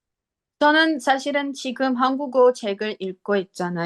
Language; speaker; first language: Korean; non-native, learner; Armenian